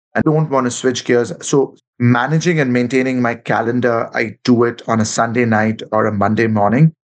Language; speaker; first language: English; non-native, local second language; Bangla